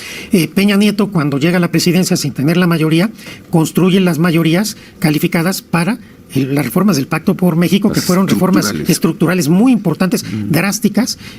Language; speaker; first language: Spanish; native; Spanish